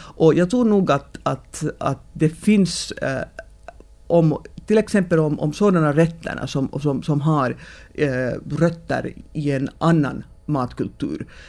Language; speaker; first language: Swedish; non-native, local second language; Finnish